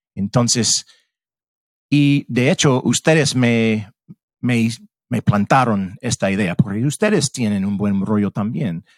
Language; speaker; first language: Spanish; non-native, fluent; English